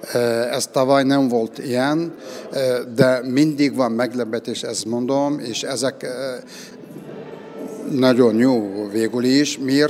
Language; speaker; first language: Hungarian; non-native, learner; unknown